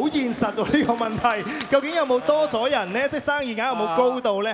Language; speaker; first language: Cantonese; native; Cantonese